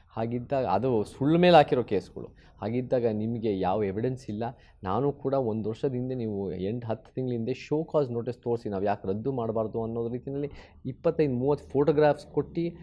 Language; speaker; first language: Kannada; early bilingual, heritage; Kannada